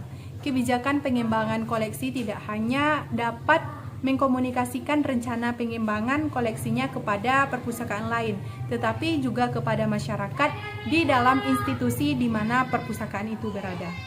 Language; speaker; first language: Indonesian; native; Indonesian